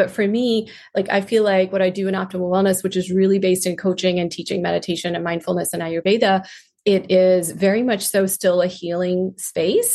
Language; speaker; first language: English; non-native, local second language; Hindi